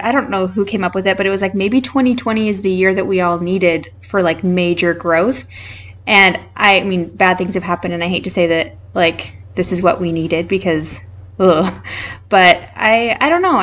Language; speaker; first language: English; native; English